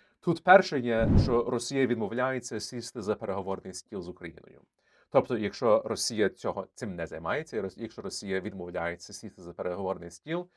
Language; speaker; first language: Ukrainian; early bilingual, heritage; Ukrainian